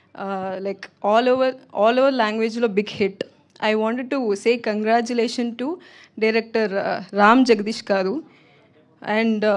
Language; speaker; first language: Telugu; non-native, learner; Tamil